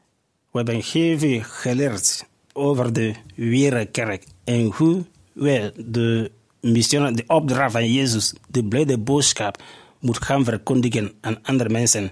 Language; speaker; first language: Dutch; non-native, fluent; Igbo